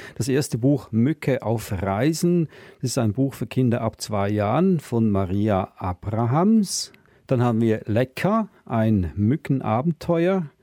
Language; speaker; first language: German; native; German